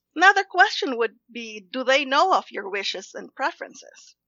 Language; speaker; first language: English; non-native, local second language; Filipino